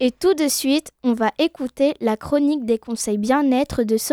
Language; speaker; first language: French; native; French